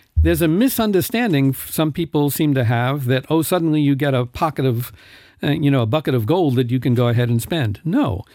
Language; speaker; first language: English; native; English